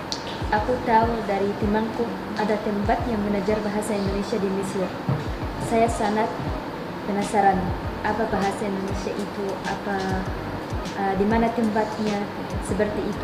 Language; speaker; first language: Indonesian; non-native, learner; Arabic